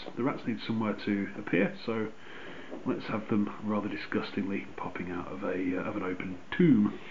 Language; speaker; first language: English; native; English